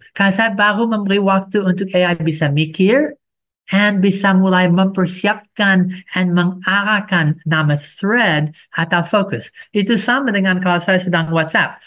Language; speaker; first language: Indonesian; non-native, fluent; English